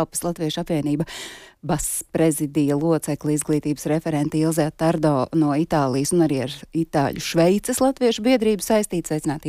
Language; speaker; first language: Latvian; native; Latvian